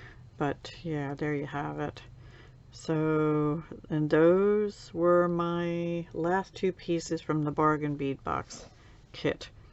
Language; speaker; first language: English; native; English